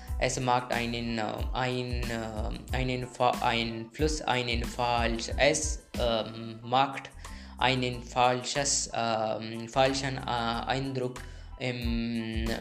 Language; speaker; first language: German; non-native, learner; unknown